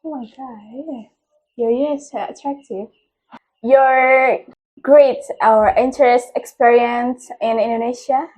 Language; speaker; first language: English; non-native, local second language; Indonesian